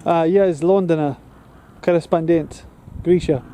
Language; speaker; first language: Russian; non-native, fluent; English